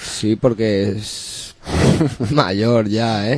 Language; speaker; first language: Spanish; native; Spanish